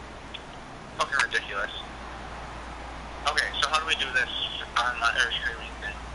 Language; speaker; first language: English; native; English